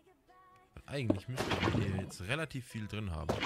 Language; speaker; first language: German; native; German